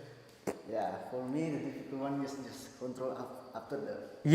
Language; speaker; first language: English; non-native, learner; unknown